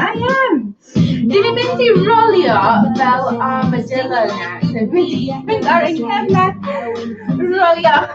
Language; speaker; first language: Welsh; non-native, learner; English